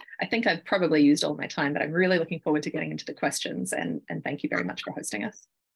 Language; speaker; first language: English; native; English